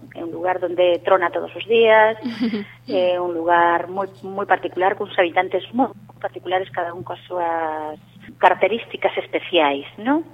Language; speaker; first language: Galician; early bilingual, other home language; Spanish